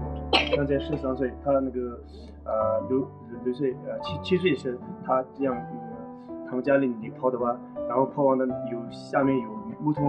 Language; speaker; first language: Chinese; non-native, local second language; Tibetan